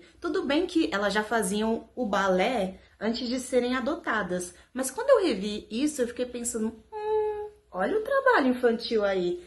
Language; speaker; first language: Portuguese; native; Portuguese